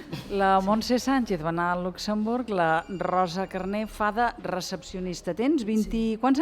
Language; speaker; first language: Catalan; native; Catalan